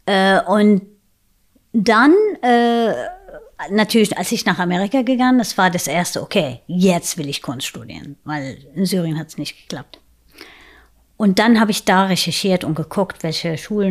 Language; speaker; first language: German; non-native, fluent; Arabic